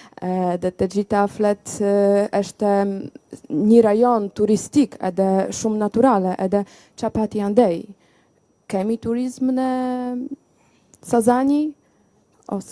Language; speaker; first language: Albanian; non-native, learner; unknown